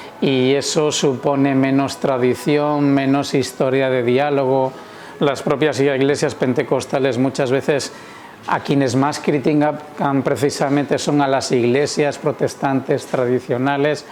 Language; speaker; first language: Spanish; native; Spanish